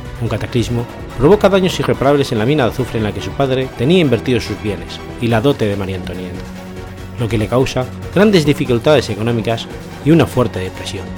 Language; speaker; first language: Spanish; native; Spanish